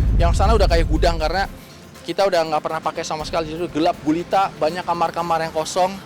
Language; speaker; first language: Indonesian; native; Indonesian